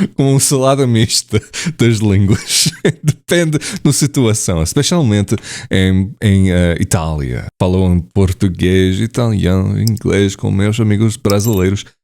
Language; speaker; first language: Portuguese; non-native, learner; English